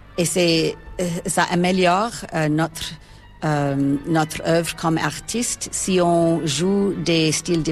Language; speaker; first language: French; non-native, local second language; English